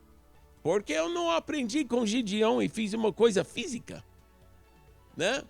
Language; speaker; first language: Portuguese; non-native, local second language; English